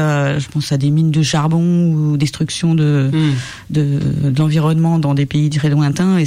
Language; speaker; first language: French; native; French